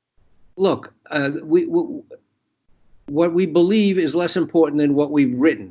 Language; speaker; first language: English; native; English